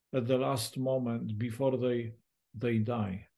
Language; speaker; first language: English; non-native, fluent; Polish